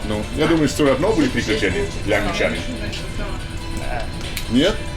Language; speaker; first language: Russian; non-native, learner; English